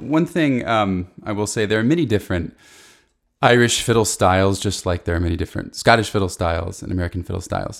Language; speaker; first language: English; native; English